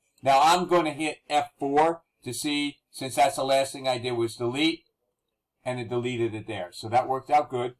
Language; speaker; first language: English; native; English